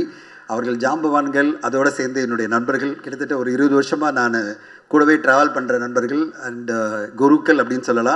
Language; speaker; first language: Tamil; native; Tamil